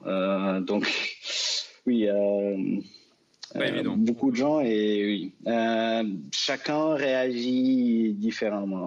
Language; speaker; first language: French; non-native, fluent; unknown